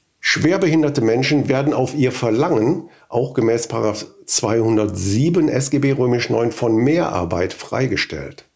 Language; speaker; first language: German; native; German